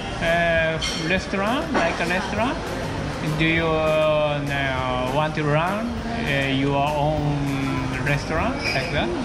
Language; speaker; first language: English; non-native, learner; Japanese